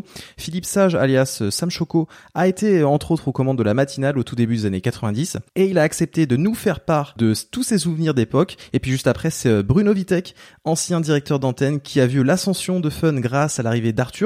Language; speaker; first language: French; native; French